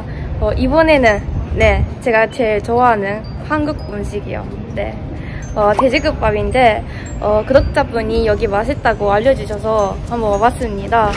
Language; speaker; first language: Korean; non-native, fluent; Japanese